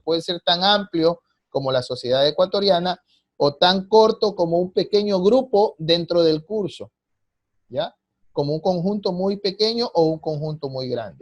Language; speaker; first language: Spanish; native; Spanish